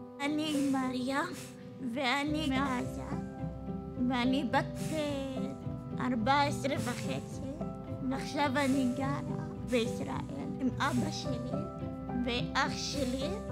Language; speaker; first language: Hebrew; non-native, local second language; Arabic